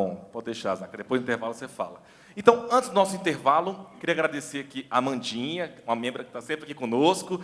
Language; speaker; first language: Portuguese; native; Portuguese